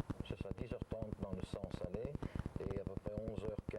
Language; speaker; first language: French; native; French